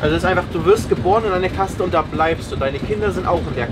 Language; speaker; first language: German; native; German